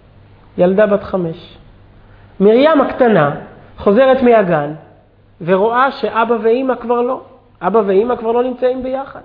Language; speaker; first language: Hebrew; native; Hebrew